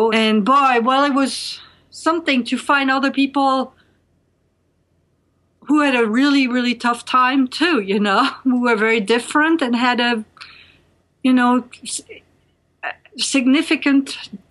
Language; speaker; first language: English; non-native, fluent; French